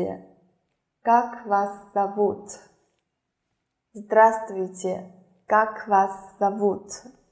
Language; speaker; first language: Russian; non-native, fluent; Chinese